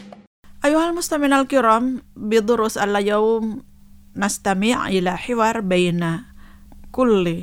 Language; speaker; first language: Arabic; non-native, fluent; Indonesian